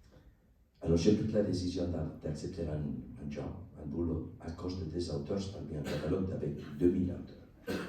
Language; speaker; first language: French; non-native, learner; Spanish